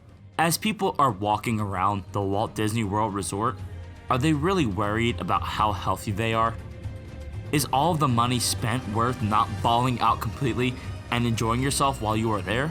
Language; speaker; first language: English; native; English